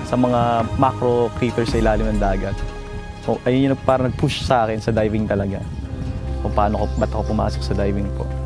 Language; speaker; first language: Filipino; native; Filipino